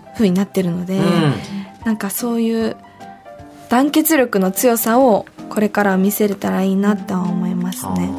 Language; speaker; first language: Japanese; native; Japanese